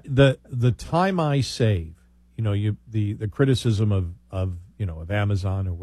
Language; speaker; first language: English; native; English